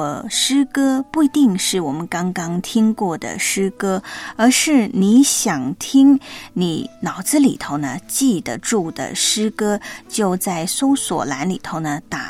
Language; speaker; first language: Chinese; native; Chinese